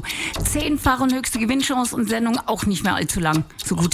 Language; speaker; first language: German; native; German